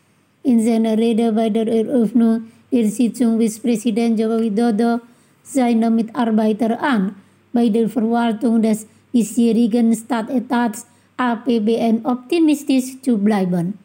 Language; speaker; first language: German; non-native, fluent; Indonesian